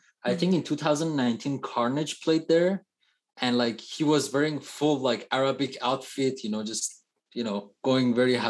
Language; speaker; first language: English; non-native, fluent; Persian